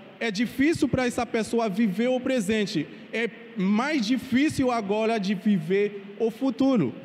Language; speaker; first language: Portuguese; non-native, fluent; Haitian Creole